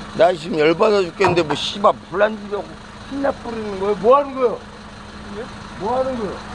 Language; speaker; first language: Korean; native; Korean